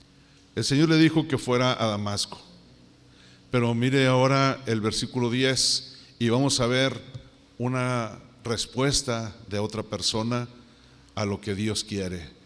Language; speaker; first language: Spanish; native; Spanish